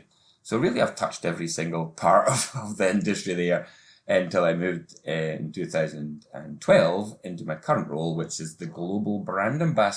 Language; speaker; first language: English; native; English